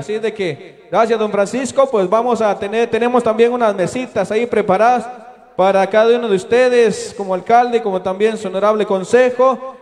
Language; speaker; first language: Spanish; non-native, local second language; Kaqchikel